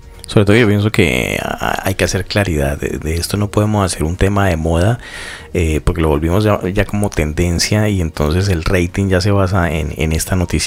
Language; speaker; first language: Spanish; native; Spanish